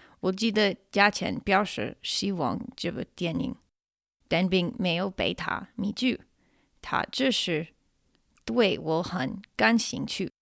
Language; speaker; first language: Chinese; non-native, fluent; English